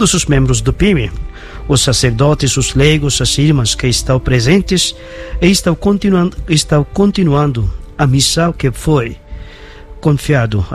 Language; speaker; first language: Portuguese; non-native, fluent; Bangla